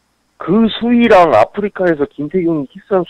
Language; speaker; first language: Korean; native; Korean